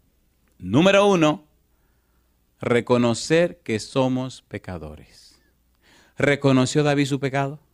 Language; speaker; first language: Spanish; native; Spanish